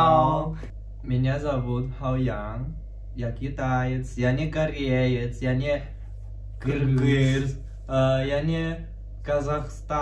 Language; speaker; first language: Russian; non-native, learner; Chinese